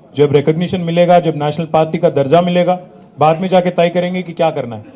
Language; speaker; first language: Hindi; non-native, local second language; Telugu